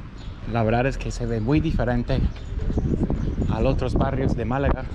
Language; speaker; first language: Spanish; non-native, fluent; English